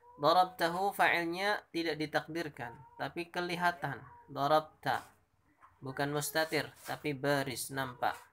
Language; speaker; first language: Indonesian; native; Indonesian